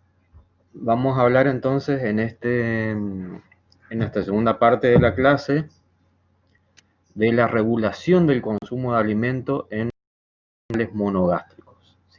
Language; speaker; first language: Spanish; native; Spanish